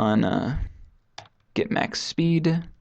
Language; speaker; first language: English; native; English